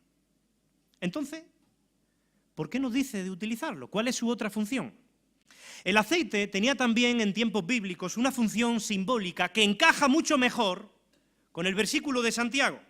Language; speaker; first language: Spanish; native; Spanish